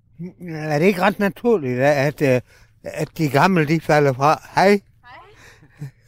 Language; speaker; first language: Danish; native; Danish